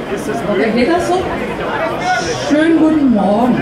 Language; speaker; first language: German; native; German